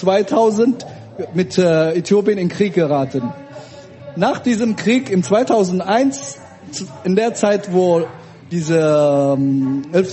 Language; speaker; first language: German; early bilingual, other home language; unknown